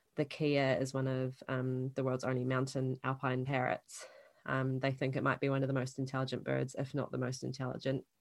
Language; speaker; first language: English; native; English